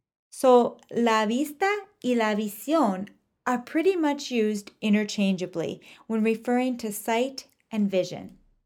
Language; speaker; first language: English; native; English